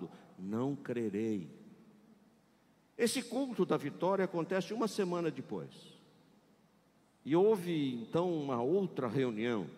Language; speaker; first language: Portuguese; native; Portuguese